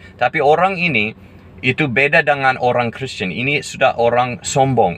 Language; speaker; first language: Indonesian; non-native, fluent; English